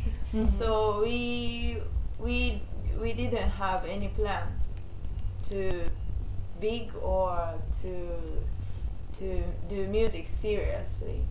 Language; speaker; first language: English; non-native, learner; Japanese